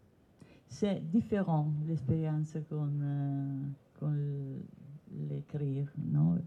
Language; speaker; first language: French; non-native, learner; Italian